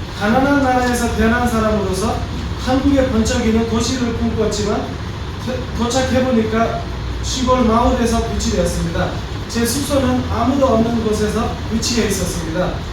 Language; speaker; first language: Korean; non-native, fluent; Nepali